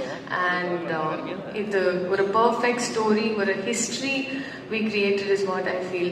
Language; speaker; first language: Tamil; non-native, learner; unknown